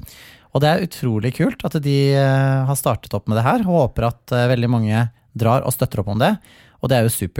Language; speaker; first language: Norwegian; native; Norwegian